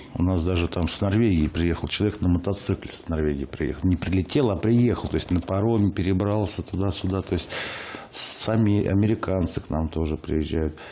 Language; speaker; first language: Russian; native; Russian